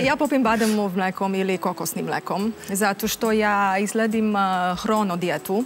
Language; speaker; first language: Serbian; non-native, learner; Romanian